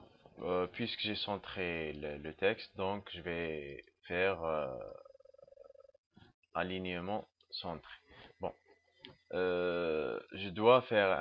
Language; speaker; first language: French; non-native, local second language; Arabic